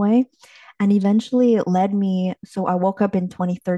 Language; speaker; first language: English; early bilingual, other home language; Chinese